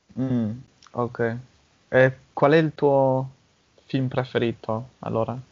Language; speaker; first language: Italian; non-native, fluent; English